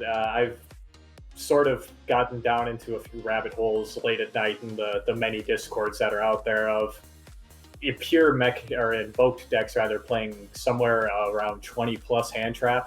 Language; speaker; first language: English; native; English